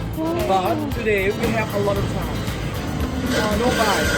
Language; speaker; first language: English; non-native, learner; Thai